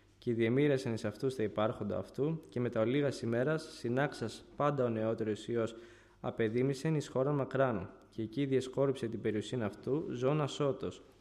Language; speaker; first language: Greek; early bilingual, other home language; Bulgarian